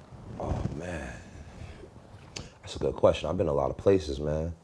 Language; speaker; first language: English; native; English